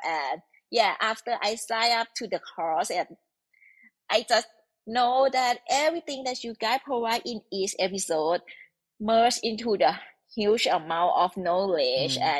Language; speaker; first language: English; non-native, learner; Thai